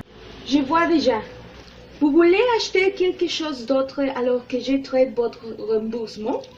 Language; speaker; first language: French; non-native, learner; Spanish